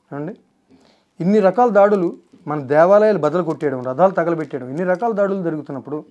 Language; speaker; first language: Telugu; native; Telugu